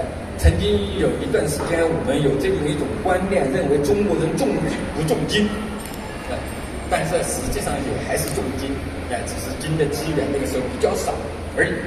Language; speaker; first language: Chinese; native; Chinese